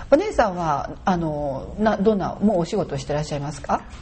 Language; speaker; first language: Japanese; native; Japanese